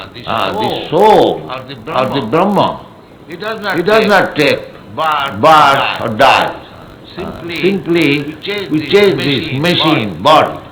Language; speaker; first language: English; non-native, local second language; Bangla